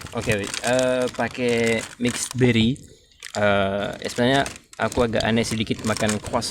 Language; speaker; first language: Indonesian; non-native, fluent; French